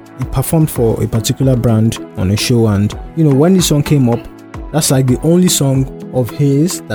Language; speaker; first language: English; non-native, local second language; Yoruba